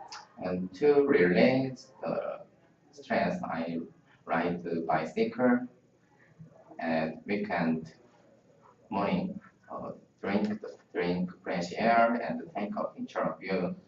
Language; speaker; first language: English; non-native, learner; Korean